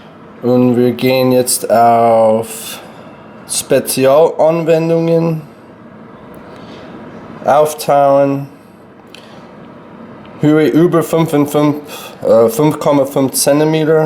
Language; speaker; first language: German; non-native, learner; English